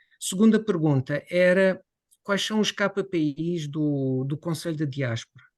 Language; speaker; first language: Portuguese; early bilingual, heritage; Portuguese